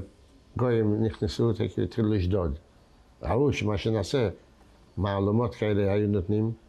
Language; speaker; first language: Hebrew; non-native, fluent; Yiddish